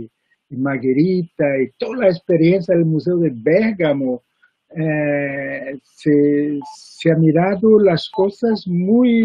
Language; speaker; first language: Spanish; non-native, fluent; Portuguese